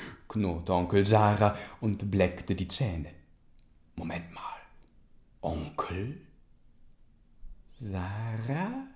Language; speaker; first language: German; native; German